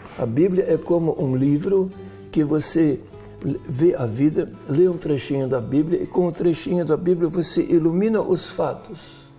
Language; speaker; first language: Portuguese; non-native, fluent; Dutch